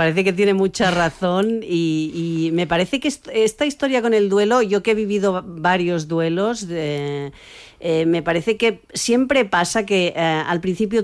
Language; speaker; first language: Spanish; native; Spanish